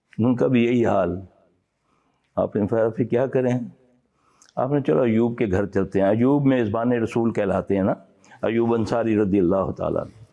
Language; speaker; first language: Urdu; non-native, local second language; Punjabi